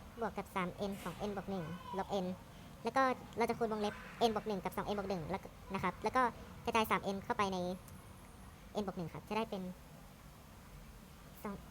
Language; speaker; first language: Thai; native; Thai